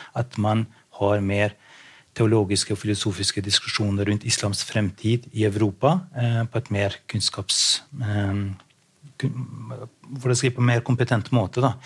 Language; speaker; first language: Norwegian; non-native, fluent; Albanian